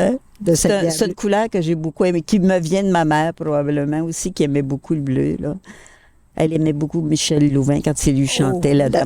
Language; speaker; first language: French; native; French